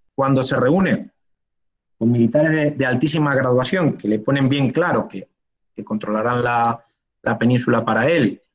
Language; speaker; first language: Spanish; native; Spanish